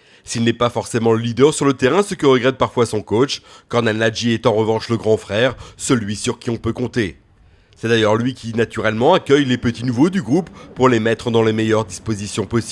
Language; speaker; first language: French; native; French